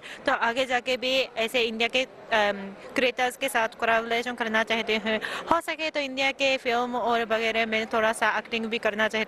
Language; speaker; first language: Hindi; non-native, fluent; Japanese